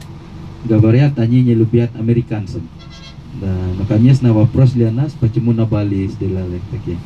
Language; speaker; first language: Russian; non-native, fluent; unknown